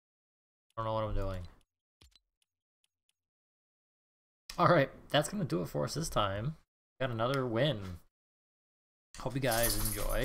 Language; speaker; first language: English; native; English